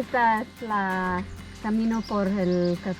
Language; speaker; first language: Spanish; non-native, learner; English